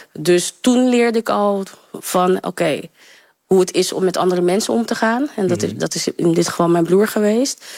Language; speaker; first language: Dutch; early bilingual, other home language; Sranan Tongo